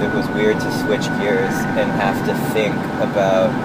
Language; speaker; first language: English; native; English